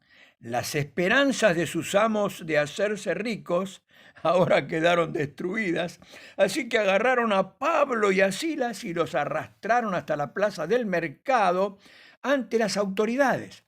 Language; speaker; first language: Spanish; native; Spanish